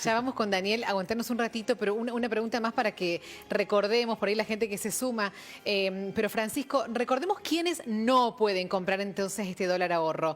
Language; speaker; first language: Spanish; native; Spanish